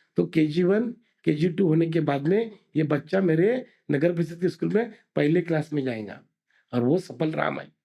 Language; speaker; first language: Hindi; non-native, local second language; Marathi